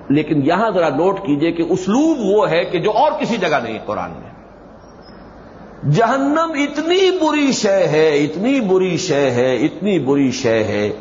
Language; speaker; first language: Urdu; native; Urdu